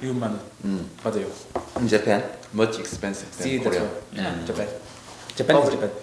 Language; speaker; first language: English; non-native, learner; Korean